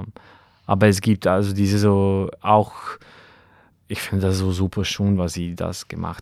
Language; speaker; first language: German; non-native, fluent; Serbian